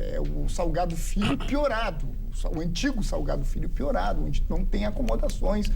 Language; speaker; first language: Portuguese; native; Portuguese